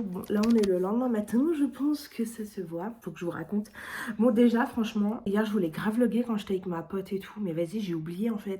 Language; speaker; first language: French; native; French